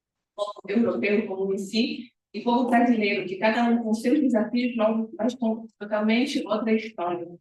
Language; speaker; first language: Portuguese; non-native, fluent; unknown